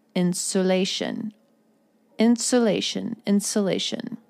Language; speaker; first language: English; native; English